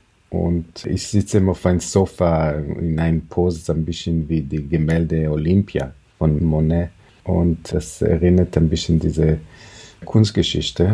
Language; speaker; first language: German; non-native, fluent; Hebrew